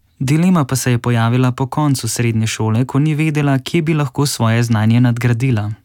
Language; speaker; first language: Slovenian; native; Slovenian